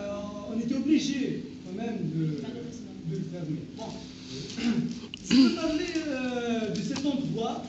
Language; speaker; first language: French; non-native, local second language; Arabic